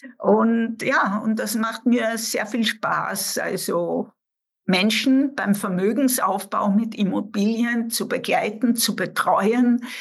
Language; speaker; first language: German; native; German